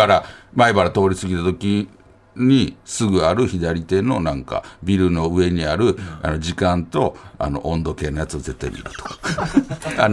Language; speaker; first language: Japanese; native; Japanese